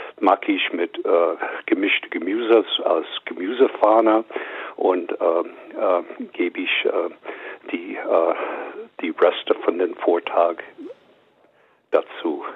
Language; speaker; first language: German; non-native, fluent; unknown